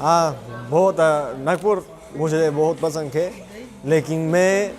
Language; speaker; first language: Hindi; non-native, learner; Spanish